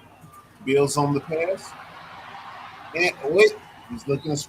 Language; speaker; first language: English; native; English